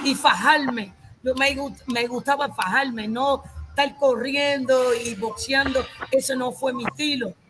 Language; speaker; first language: Spanish; native; Spanish